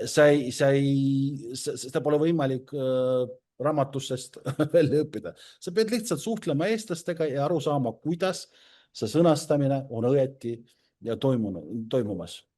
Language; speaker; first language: Estonian; non-native, local second language; Russian